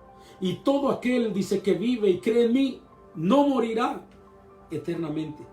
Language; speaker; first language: Spanish; native; Spanish